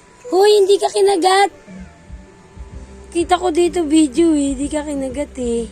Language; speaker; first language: Filipino; native; Filipino